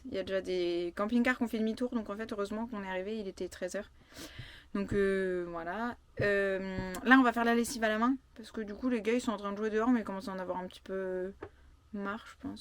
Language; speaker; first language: French; native; French